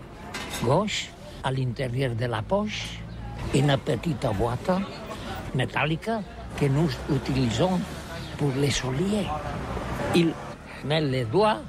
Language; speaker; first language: French; non-native, learner; Catalan